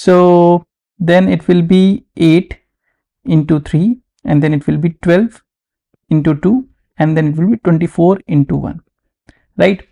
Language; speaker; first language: English; non-native, local second language; Hindi